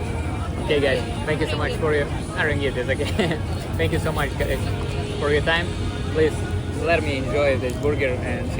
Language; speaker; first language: English; non-native, fluent; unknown